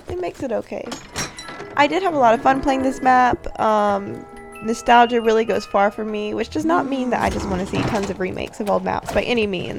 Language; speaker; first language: English; native; English